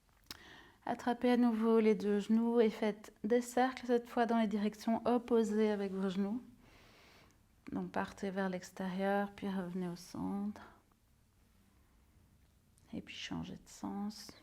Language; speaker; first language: French; native; French